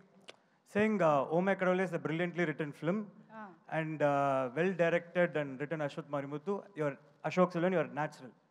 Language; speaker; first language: Telugu; non-native, learner; Tamil